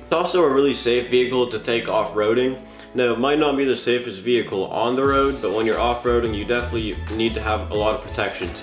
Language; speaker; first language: English; native; English